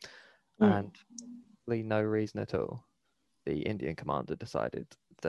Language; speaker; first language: English; native; English